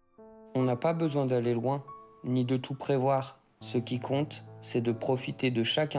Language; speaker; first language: French; native; French